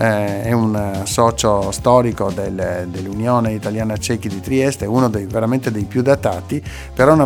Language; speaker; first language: Italian; native; Italian